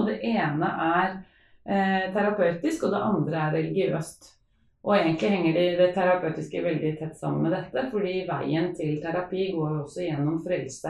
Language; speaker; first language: Norwegian; native; Norwegian